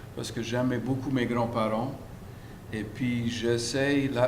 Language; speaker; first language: French; early bilingual, heritage; French